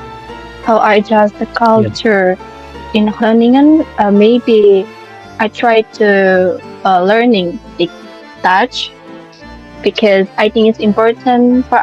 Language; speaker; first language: English; non-native, learner; Indonesian